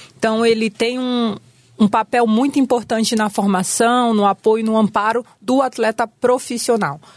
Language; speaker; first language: Portuguese; native; Portuguese